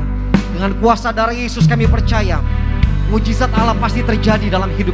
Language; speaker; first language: Indonesian; native; Indonesian